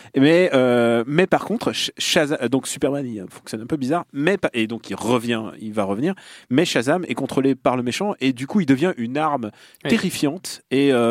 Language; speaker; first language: French; non-native, fluent; Russian